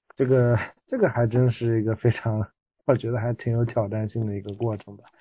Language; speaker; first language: Chinese; native; Chinese